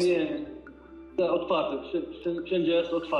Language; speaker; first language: Polish; non-native, fluent; Arabic